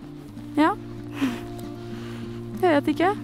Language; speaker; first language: Norwegian; non-native, fluent; French